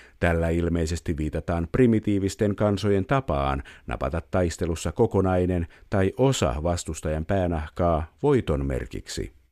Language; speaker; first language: Finnish; native; Finnish